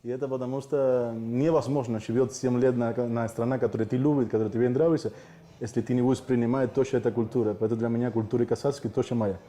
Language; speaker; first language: Russian; non-native, learner; Spanish